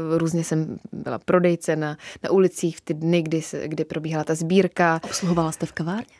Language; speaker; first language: Czech; native; Czech